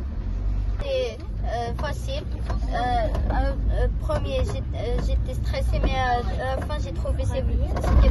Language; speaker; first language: French; non-native, local second language; Arabic